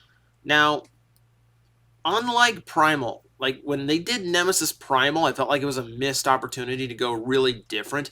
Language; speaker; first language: English; native; English